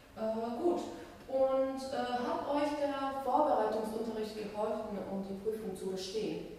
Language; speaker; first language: German; non-native, fluent; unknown